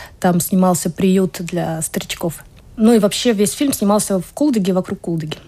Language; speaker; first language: Russian; native; Russian